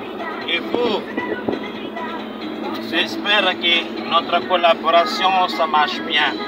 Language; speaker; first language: French; non-native, local second language; Malagasy